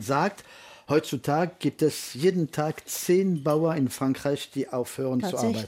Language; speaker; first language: German; non-native, fluent; French